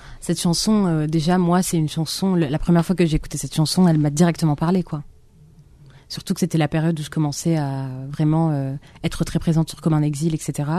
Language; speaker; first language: French; non-native, local second language; Arabic